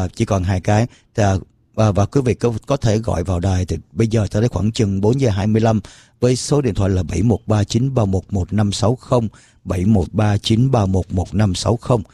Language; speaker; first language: Vietnamese; early bilingual, heritage; Vietnamese